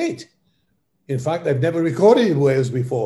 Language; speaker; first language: English; native; English